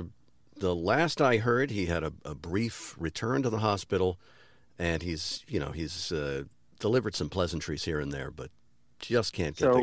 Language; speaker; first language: English; native; English